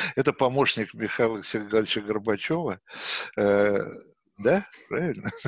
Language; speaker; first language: Russian; native; Russian